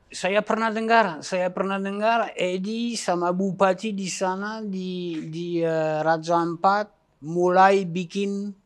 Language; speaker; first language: Indonesian; non-native, learner; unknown